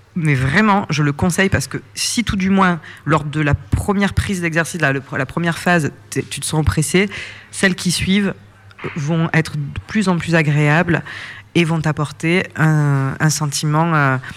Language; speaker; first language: French; native; French